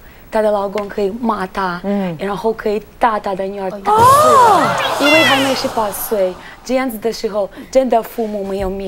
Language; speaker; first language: Chinese; non-native, learner; Russian